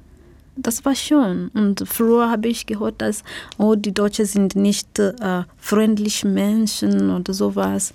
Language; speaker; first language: German; non-native, learner; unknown